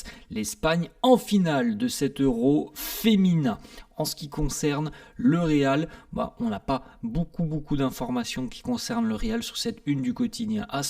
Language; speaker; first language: French; native; French